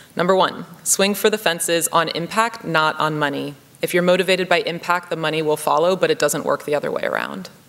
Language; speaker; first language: English; native; English